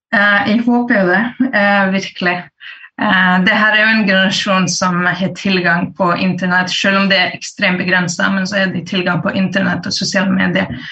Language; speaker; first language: Norwegian; early bilingual, other home language; Kurdish